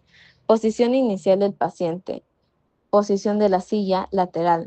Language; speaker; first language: Spanish; native; Spanish